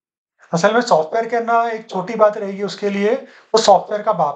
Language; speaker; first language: Hindi; native; Hindi